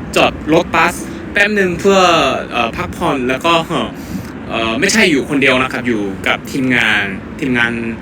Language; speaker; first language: Thai; non-native, fluent; Korean